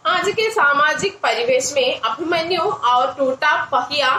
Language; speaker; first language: Hindi; non-native, local second language; Malayalam